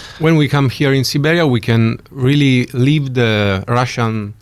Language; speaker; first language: English; non-native, learner; Italian